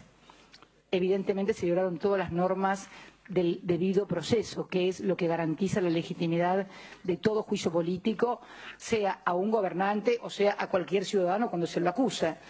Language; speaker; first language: Spanish; native; Spanish